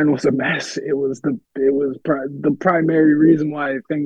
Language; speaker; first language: English; native; English